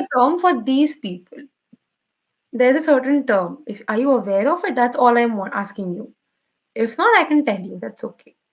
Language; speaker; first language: English; non-native, local second language; Bangla